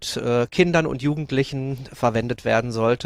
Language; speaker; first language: German; native; German